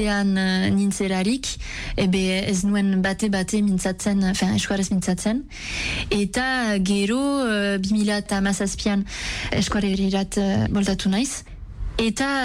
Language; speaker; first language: Basque; non-native, local second language; French